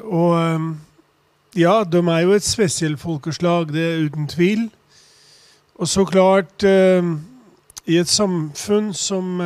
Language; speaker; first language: Swedish; non-native, fluent; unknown